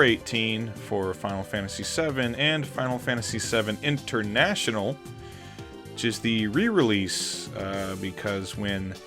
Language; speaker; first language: English; native; English